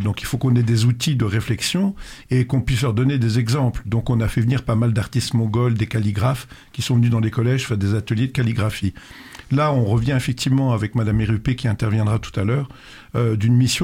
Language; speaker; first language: French; native; French